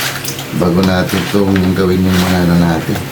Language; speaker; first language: Filipino; native; Filipino